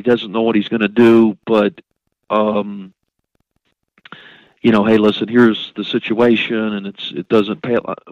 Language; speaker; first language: English; native; English